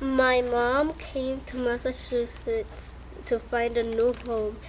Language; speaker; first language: English; early bilingual, other home language; Spanish